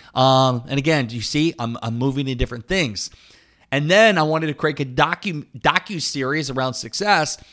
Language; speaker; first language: English; native; English